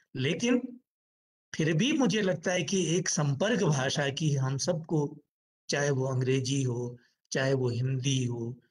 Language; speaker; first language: Hindi; native; Hindi